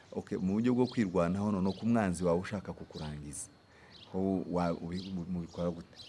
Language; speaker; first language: Kinyarwanda; native; Kinyarwanda